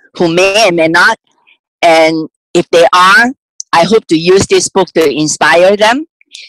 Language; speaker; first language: English; non-native, local second language; Cantonese